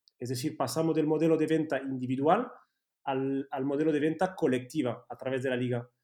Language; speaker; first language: Spanish; early bilingual, heritage; Spanish